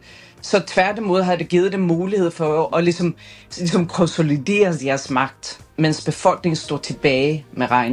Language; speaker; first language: Danish; early bilingual, other home language; Persian